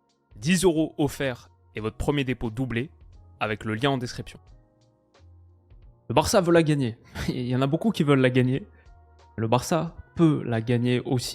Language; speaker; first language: French; native; French